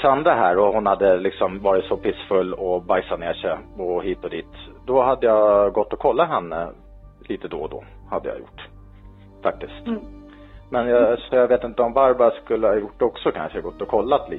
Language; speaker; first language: Swedish; native; Swedish